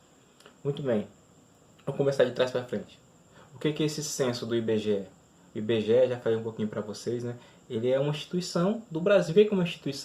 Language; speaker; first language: Portuguese; native; Portuguese